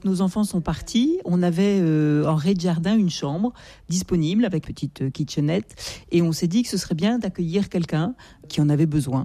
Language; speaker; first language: French; native; French